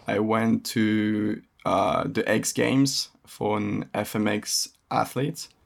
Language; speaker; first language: English; early bilingual, other home language; French